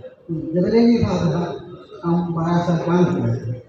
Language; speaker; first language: Hindi; non-native, local second language; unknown